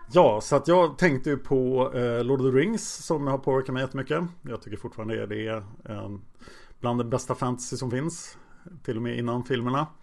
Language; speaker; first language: Swedish; native; Swedish